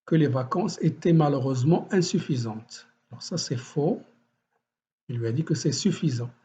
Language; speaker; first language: French; non-native, local second language; Arabic